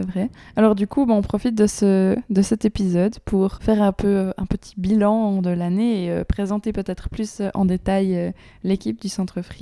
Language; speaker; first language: French; native; French